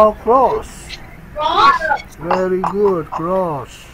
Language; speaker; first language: English; non-native, learner; Vietnamese